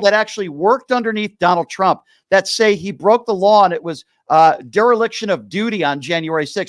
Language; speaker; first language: English; native; English